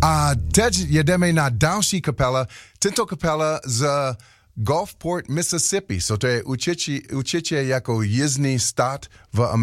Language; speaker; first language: Slovak; non-native, learner; English